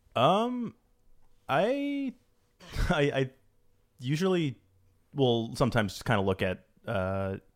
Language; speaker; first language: English; native; English